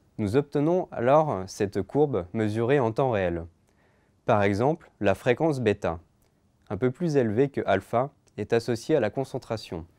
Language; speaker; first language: French; native; French